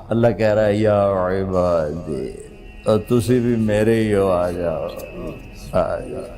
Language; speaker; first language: Urdu; non-native, local second language; Punjabi